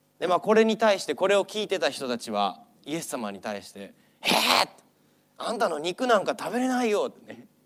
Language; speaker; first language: Japanese; non-native, fluent; English